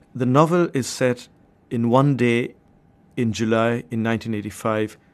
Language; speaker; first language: English; non-native, local second language; Bangla